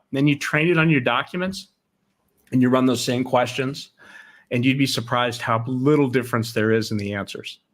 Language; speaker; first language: English; native; English